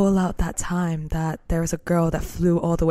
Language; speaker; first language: English; non-native, local second language; Cantonese